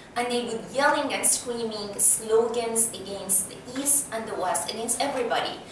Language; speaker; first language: English; non-native, fluent; Persian